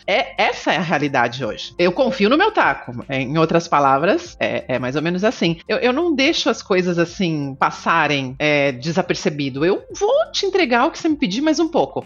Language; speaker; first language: Portuguese; native; Portuguese